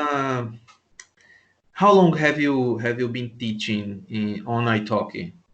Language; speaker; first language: English; non-native, learner; Portuguese